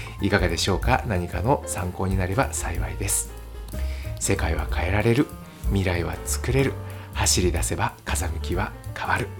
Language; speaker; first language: Japanese; native; Japanese